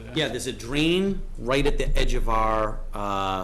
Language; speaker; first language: English; native; English